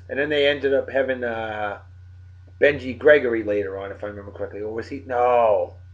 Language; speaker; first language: English; native; English